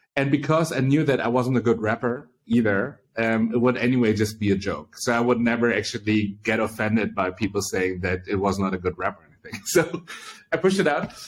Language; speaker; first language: English; early bilingual, other home language; Chinese